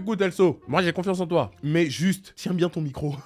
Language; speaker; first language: French; native; French